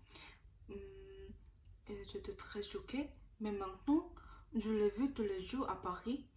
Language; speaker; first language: French; non-native, learner; Korean